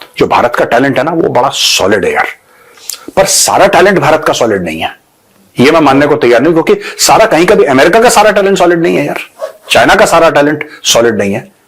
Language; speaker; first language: Hindi; native; Hindi